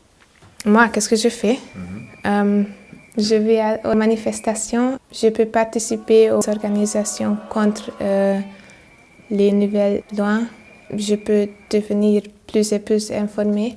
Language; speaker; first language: French; non-native, learner; Hungarian